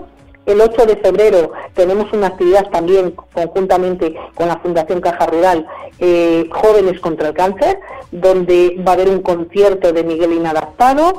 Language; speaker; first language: Spanish; native; Spanish